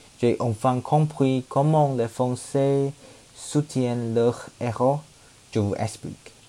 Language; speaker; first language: French; non-native, learner; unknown